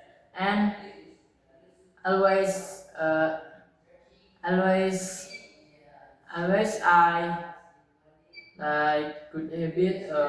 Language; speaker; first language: English; non-native, learner; Indonesian